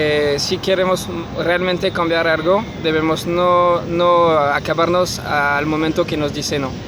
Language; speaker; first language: Spanish; non-native, learner; French